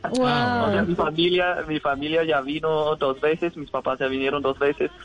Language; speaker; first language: Spanish; non-native, fluent; German